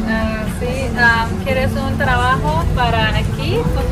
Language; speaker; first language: Spanish; non-native, learner; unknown